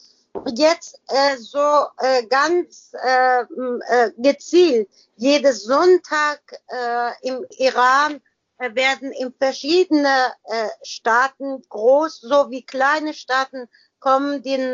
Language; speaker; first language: German; non-native, learner; Persian